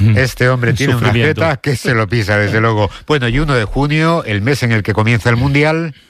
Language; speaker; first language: Spanish; native; Spanish